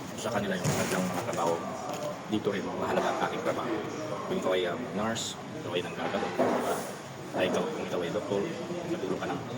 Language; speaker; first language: Filipino; non-native, local second language; Pampanga